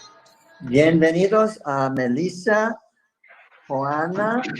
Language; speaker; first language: Spanish; non-native, fluent; English